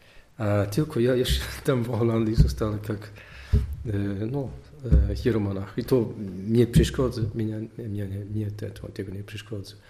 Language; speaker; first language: Polish; non-native, learner; Dutch